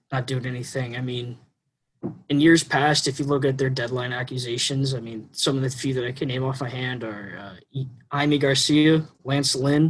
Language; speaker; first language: English; native; English